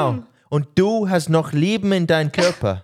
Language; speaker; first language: German; non-native, learner; English